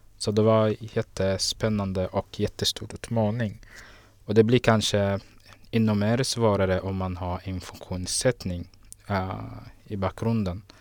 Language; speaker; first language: Swedish; non-native, fluent; Somali